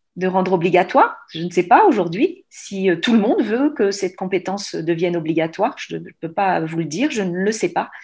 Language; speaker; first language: French; native; French